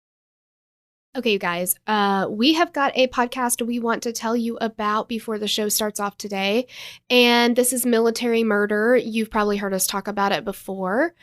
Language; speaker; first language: English; native; English